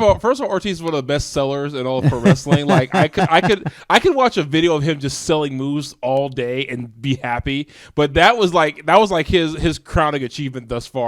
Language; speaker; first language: English; native; English